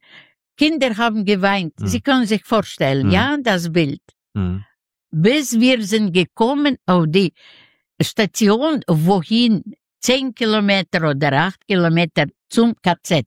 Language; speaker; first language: German; non-native, learner; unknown